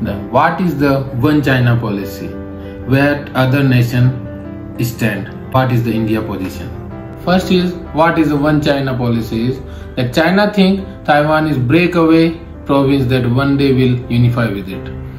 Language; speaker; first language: English; non-native, local second language; Hindi